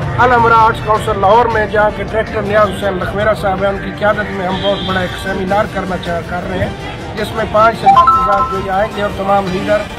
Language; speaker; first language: Urdu; non-native, local second language; Punjabi